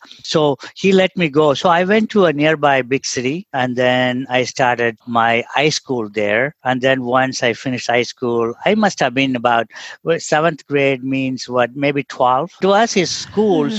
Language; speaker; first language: English; non-native, local second language; Tamil